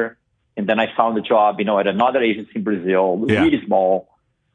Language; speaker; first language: English; non-native, fluent; Portuguese